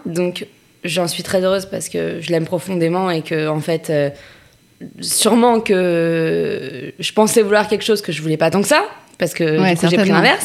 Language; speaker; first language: French; native; French